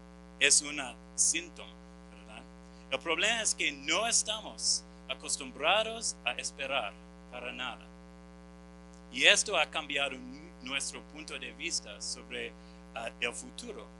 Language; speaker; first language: Spanish; non-native, fluent; English